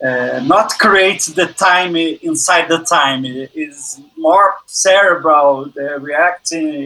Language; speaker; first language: English; non-native, learner; Portuguese